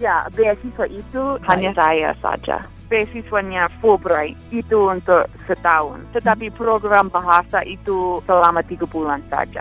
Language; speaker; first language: Indonesian; non-native, fluent; English